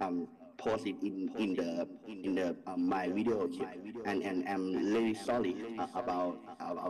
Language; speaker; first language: English; non-native, learner; Thai